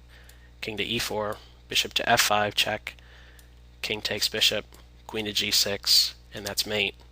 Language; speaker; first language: English; native; English